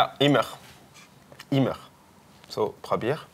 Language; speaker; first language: German; non-native, learner; French